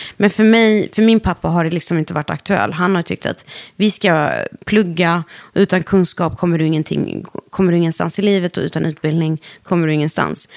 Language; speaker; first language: Swedish; early bilingual, other home language; Arabic